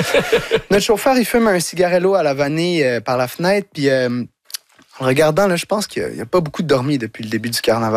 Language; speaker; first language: French; native; French